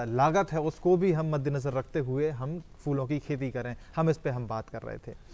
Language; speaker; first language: Hindi; native; Hindi